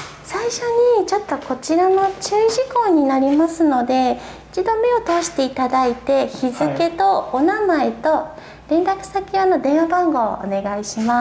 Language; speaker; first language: Japanese; native; Japanese